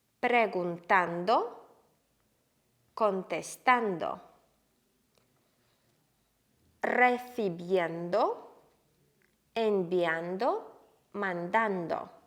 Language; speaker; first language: Spanish; non-native, fluent; Ukrainian